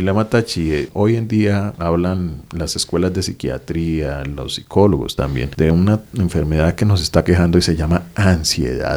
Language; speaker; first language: Spanish; native; Spanish